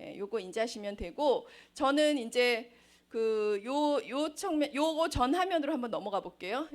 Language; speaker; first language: Korean; native; Korean